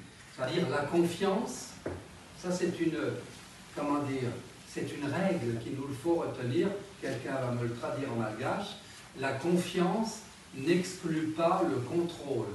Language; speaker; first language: French; native; French